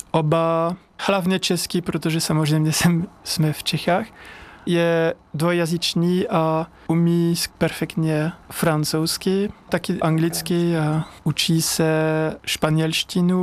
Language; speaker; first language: Czech; non-native, learner; French